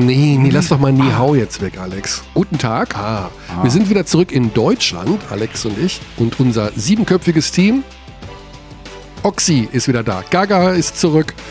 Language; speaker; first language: German; native; German